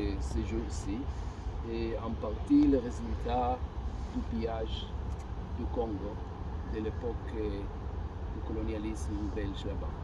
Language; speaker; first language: French; non-native, fluent; Hebrew